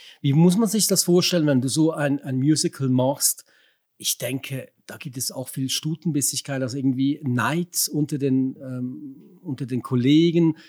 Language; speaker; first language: German; native; German